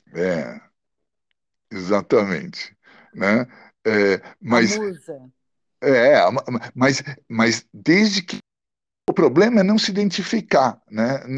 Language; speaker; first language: Portuguese; early bilingual, other home language; Italian